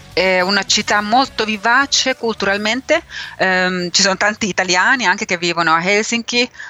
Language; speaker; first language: Italian; non-native, fluent; Finnish